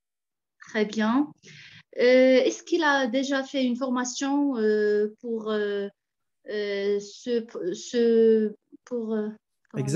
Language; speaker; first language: French; non-native, fluent; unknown